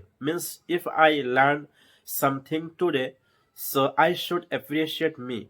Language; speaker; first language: English; non-native, learner; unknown